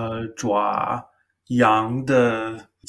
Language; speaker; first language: Chinese; non-native, learner; English